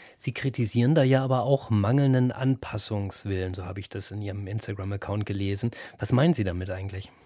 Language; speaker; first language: German; native; German